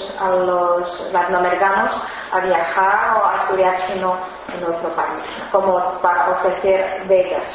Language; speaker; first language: Spanish; non-native, fluent; Chinese